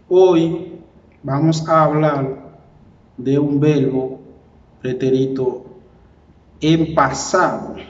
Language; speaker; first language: Spanish; non-native, fluent; Haitian Creole